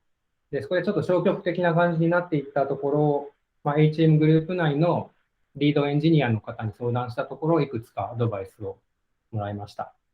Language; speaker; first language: Japanese; native; Japanese